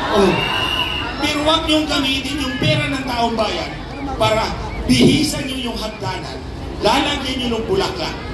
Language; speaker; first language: Filipino; non-native, local second language; Cebuano